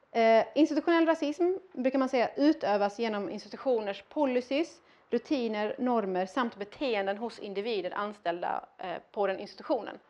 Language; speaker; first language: Swedish; early bilingual, other home language; Arabic